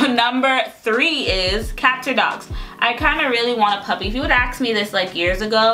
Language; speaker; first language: English; native; English